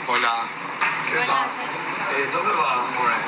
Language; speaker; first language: Italian; non-native, learner; Albanian